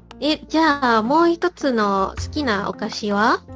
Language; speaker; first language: Japanese; non-native, learner; Malay